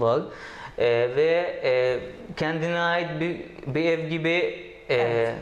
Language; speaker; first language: Turkish; non-native, learner; Arabic